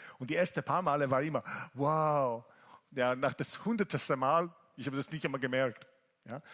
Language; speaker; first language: German; non-native, fluent; Italian